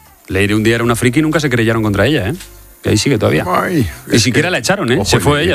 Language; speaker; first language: Spanish; native; Spanish